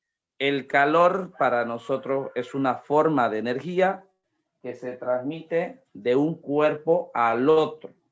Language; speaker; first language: Spanish; native; Spanish